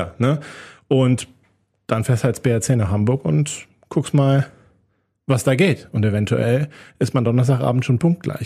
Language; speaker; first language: German; native; German